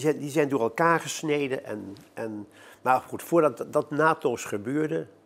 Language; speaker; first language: Dutch; native; Dutch